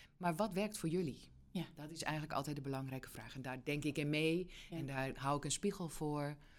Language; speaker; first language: Dutch; native; Dutch